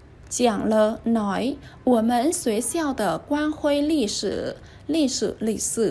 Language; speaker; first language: Chinese; non-native, learner; Vietnamese